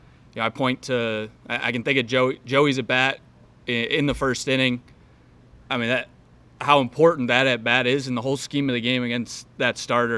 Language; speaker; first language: English; native; English